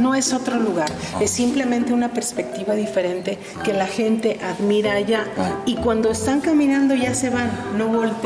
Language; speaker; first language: Spanish; native; Spanish